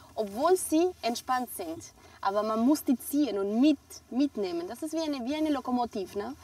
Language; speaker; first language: German; non-native, fluent; Spanish